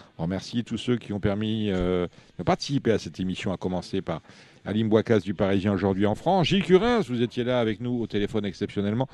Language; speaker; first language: French; native; French